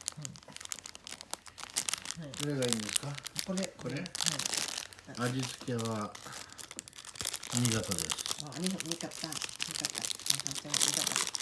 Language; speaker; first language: Japanese; native; Japanese